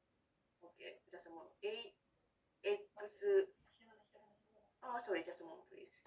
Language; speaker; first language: English; non-native, learner; Japanese